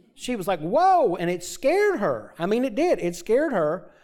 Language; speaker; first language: English; native; English